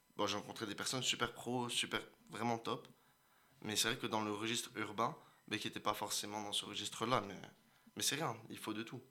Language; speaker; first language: French; native; French